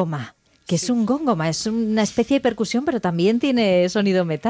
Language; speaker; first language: Spanish; native; Spanish